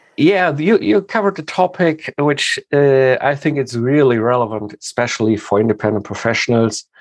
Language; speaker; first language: English; non-native, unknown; German